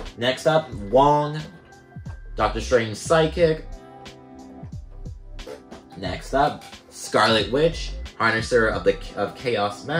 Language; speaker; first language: English; native; English